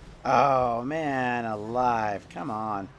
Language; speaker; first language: English; native; English